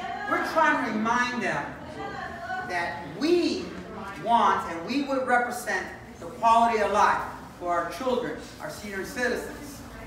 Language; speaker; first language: English; early bilingual, other home language; Spanish